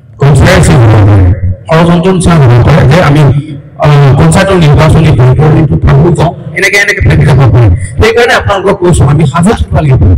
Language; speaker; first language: Assamese; non-native, local second language; Karbi